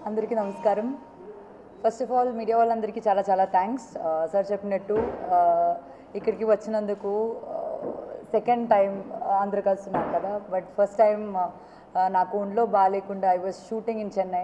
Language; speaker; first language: Telugu; non-native, fluent; Malayalam